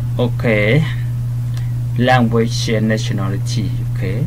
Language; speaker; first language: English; non-native, learner; Khmer